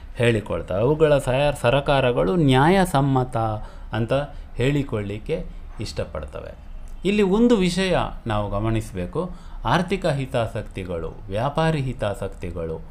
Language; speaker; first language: Kannada; non-native, local second language; Konkani